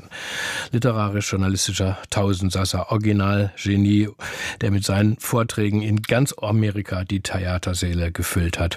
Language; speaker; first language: German; native; German